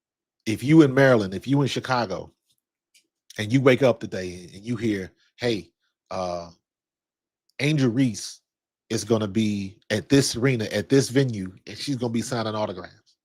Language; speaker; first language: English; native; English